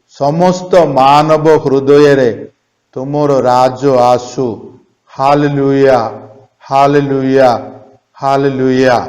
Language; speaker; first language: Odia; non-native, local second language; Malayalam